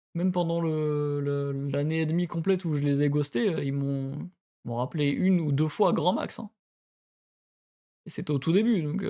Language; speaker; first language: French; native; French